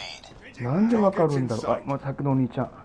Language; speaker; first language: Japanese; native; Japanese